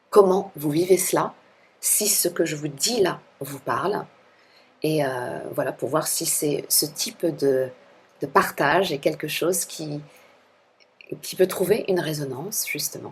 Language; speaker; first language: French; native; French